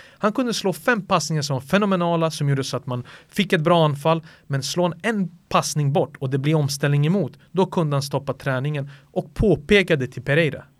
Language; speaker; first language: Swedish; early bilingual, other home language; Serbian